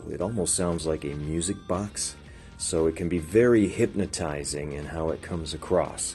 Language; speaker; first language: English; native; English